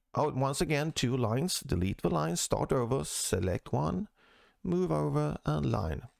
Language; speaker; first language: English; non-native, fluent; Swedish